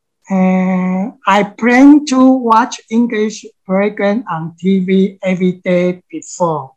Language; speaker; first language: English; non-native, learner; Chinese